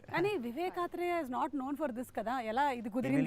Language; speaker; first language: Telugu; native; Telugu